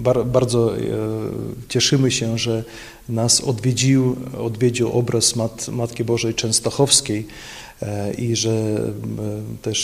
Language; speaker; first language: Polish; non-native, local second language; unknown